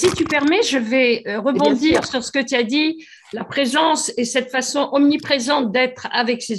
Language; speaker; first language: French; native; French